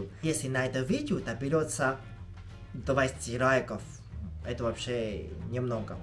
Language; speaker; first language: Russian; non-native, fluent; Chinese